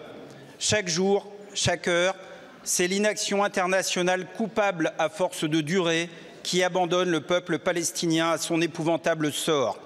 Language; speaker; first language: French; native; French